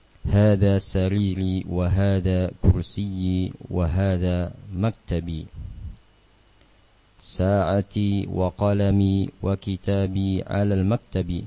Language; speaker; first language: Arabic; non-native, fluent; Indonesian